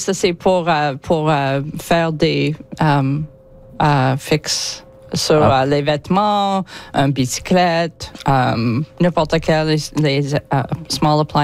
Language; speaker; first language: French; non-native, learner; English